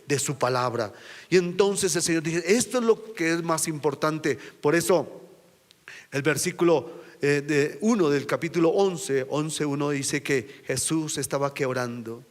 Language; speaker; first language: Spanish; native; Spanish